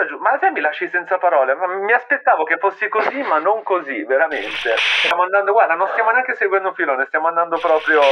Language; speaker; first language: Italian; native; Italian